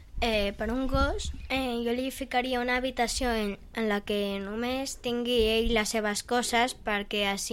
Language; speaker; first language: Catalan; non-native, local second language; Spanish